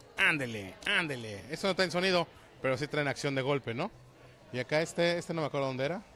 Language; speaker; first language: Spanish; native; Spanish